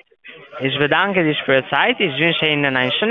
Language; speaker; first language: German; non-native, learner; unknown